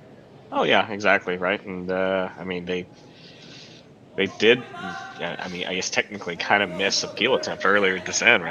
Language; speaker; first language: English; native; English